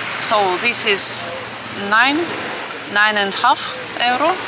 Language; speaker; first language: English; non-native, fluent; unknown